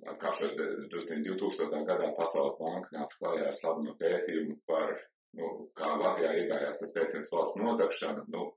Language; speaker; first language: Latvian; early bilingual, heritage; Latvian